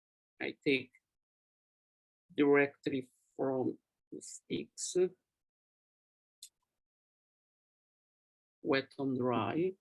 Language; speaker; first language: English; non-native, learner; Italian